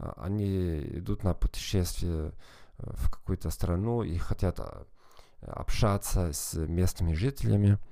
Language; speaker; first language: Russian; non-native, fluent; German